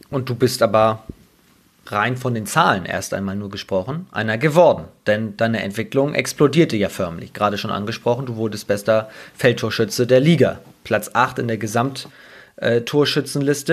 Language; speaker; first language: German; native; German